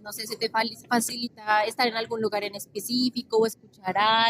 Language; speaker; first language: Spanish; native; Spanish